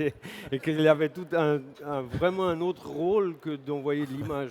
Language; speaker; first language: French; native; French